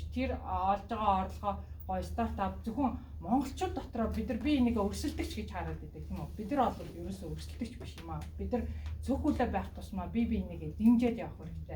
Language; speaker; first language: Mongolian; native; Mongolian